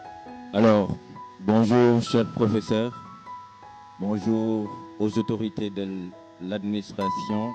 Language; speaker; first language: French; non-native, local second language; Wolof